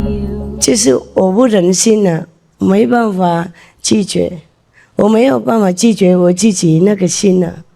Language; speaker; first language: Chinese; non-native, fluent; Vietnamese